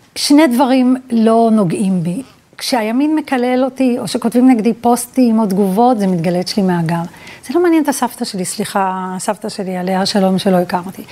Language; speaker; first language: Hebrew; early bilingual, other home language; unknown